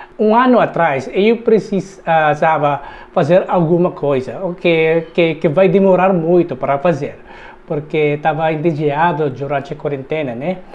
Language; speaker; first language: Portuguese; non-native, learner; Filipino